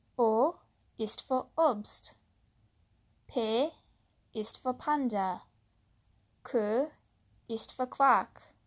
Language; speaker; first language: German; non-native, learner; English